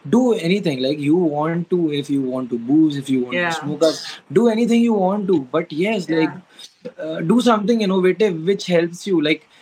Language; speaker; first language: English; non-native, local second language; Hindi